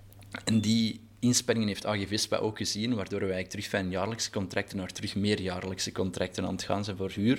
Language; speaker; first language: Dutch; native; Dutch